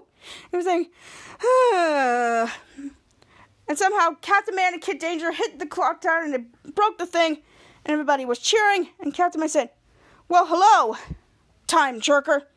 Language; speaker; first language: English; native; English